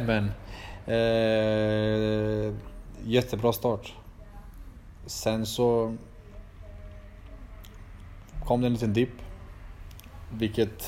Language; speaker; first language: Swedish; early bilingual, other home language; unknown